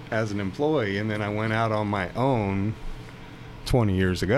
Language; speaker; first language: English; native; English